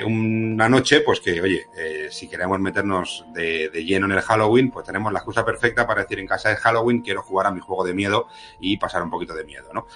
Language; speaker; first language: Spanish; native; Spanish